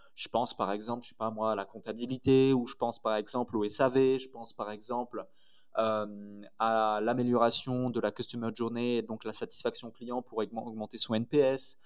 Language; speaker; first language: French; native; French